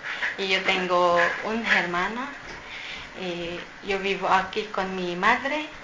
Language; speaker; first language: Spanish; non-native, learner; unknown